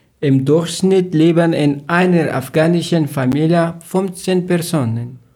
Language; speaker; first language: German; non-native, learner; Persian